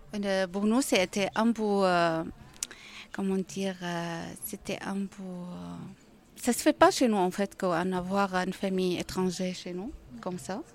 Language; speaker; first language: French; non-native, learner; Arabic